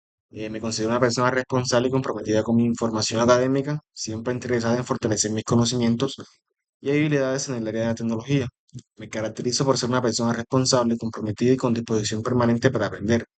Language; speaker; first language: Spanish; native; Spanish